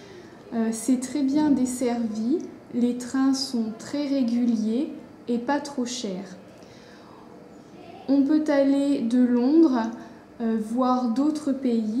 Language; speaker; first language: French; non-native, learner; English